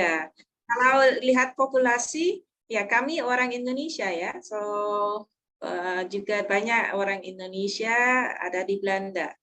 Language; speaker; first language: Indonesian; non-native, learner; Dutch